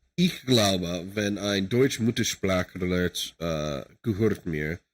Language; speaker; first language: German; non-native, learner; English